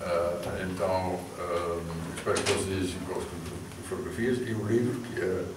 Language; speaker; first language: Portuguese; non-native, learner; English